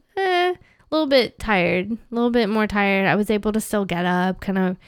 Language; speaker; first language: English; native; English